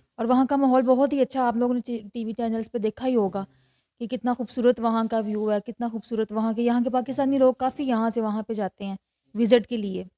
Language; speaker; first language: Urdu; native; Urdu